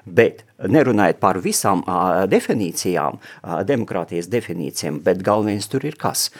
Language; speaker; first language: Latvian; non-native, local second language; Russian